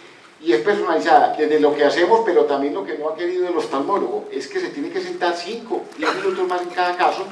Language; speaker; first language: Spanish; native; Spanish